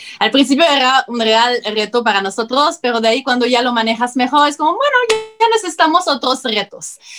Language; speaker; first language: Spanish; non-native, fluent; French